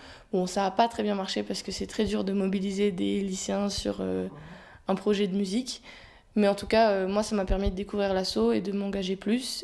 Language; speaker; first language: French; native; French